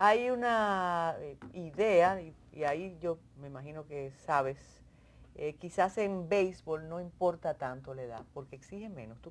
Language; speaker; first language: Spanish; native; Spanish